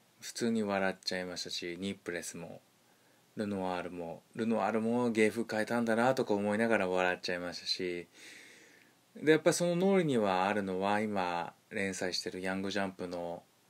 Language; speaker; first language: Japanese; native; Japanese